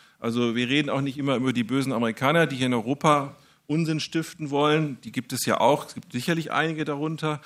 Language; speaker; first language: German; native; German